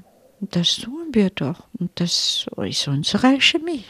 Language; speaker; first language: German; non-native, fluent; Italian